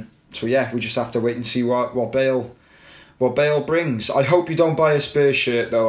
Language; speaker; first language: English; native; English